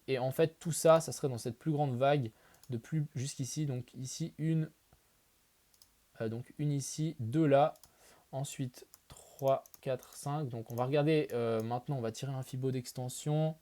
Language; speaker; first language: French; native; French